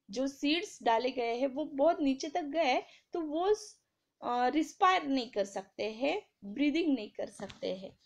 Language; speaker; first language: Hindi; non-native, local second language; Marathi